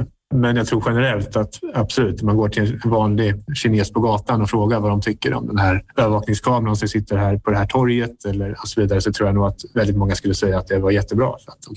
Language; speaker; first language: Swedish; native; Swedish